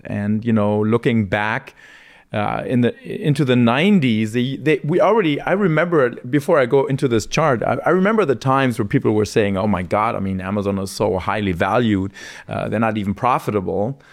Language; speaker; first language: English; non-native, fluent; German